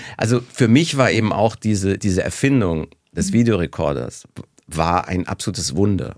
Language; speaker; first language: German; native; German